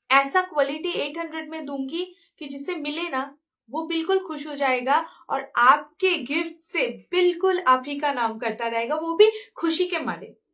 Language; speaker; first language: Hindi; non-native, local second language; Bangla